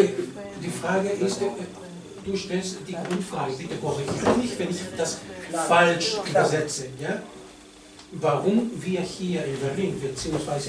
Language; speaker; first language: German; non-native, fluent; Spanish